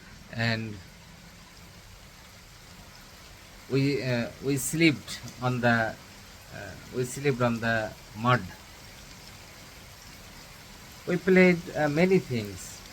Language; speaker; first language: English; non-native, learner; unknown